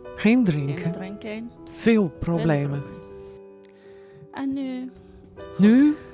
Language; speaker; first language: Dutch; non-native, learner; Arabic